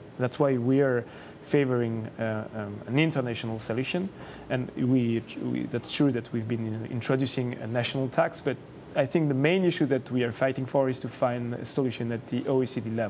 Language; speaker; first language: English; non-native, fluent; French